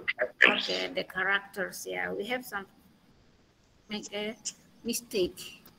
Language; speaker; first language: English; non-native, learner; Indonesian